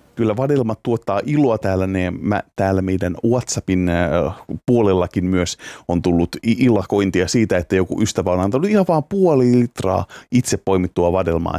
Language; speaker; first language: Finnish; native; Finnish